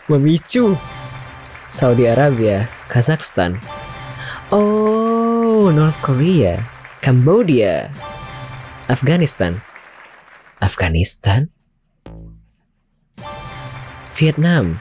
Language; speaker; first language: English; non-native, learner; Indonesian